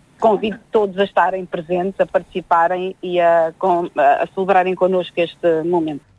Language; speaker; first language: Portuguese; native; Portuguese